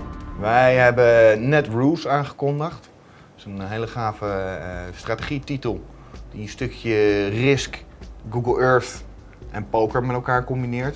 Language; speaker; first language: Dutch; native; Dutch